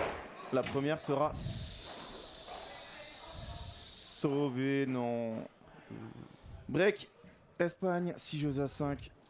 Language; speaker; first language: French; native; French